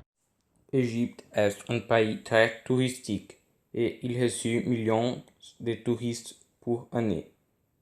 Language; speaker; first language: French; non-native, learner; Portuguese